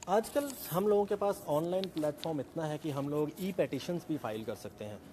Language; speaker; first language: Hindi; native; Hindi